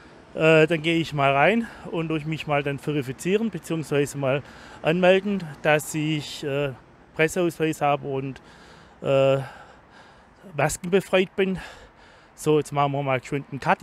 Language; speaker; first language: German; native; German